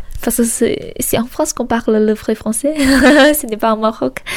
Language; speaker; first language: French; non-native, fluent; Chinese